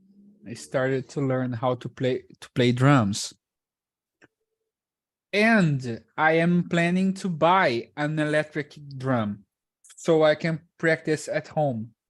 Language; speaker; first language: English; non-native, fluent; Portuguese